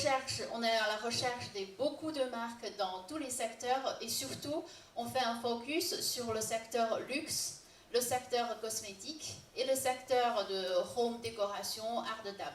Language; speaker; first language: French; non-native, fluent; Chinese